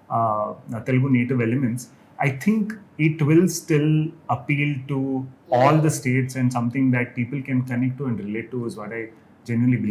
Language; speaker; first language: English; non-native, local second language; Kannada